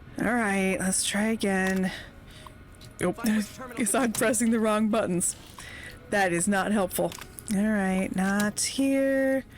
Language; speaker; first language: English; native; English